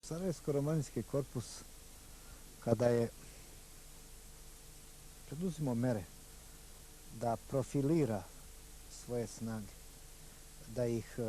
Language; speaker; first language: Bosnian; native; Bosnian